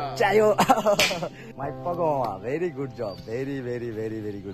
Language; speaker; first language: English; non-native, learner; Bangla